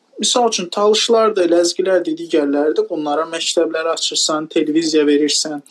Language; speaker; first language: Azerbaijani; non-native, local second language; Talysh